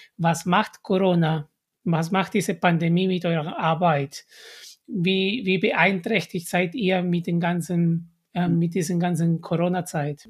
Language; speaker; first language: German; non-native, fluent; Spanish